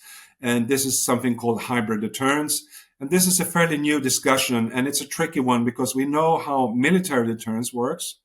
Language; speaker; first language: English; non-native, fluent; Swedish